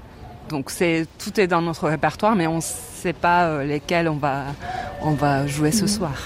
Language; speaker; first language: French; non-native, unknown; Turkish